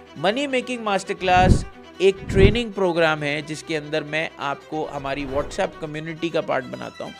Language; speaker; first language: Hindi; native; Hindi